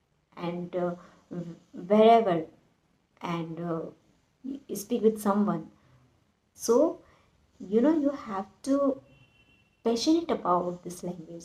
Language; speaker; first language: English; non-native, learner; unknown